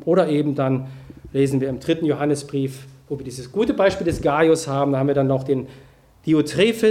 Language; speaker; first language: German; native; German